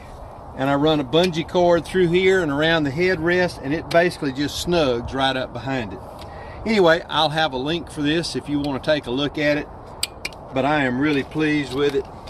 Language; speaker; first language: English; native; English